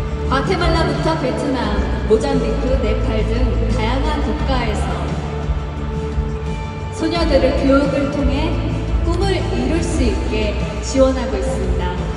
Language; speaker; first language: Korean; native; Korean